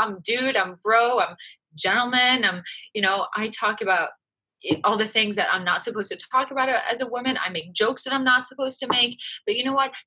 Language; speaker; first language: English; early bilingual, other home language; French